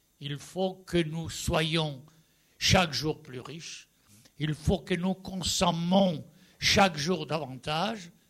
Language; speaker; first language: French; non-native, fluent; Spanish